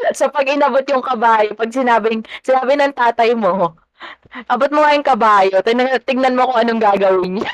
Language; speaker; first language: Filipino; native; Filipino